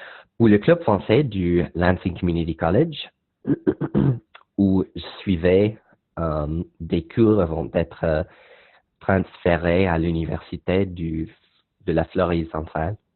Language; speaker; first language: French; non-native, learner; English